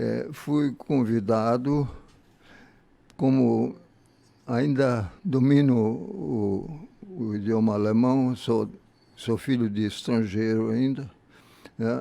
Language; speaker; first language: Portuguese; early bilingual, other home language; German